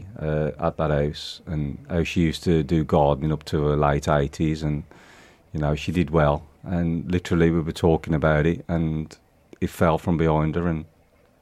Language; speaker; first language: English; native; English